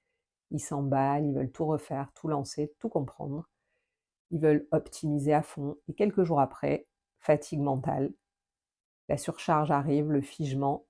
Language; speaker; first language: French; native; French